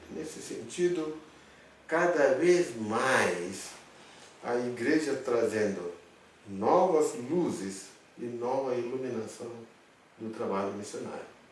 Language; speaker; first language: Portuguese; non-native, fluent; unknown